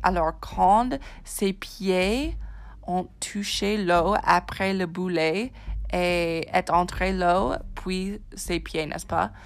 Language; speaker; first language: French; non-native, fluent; English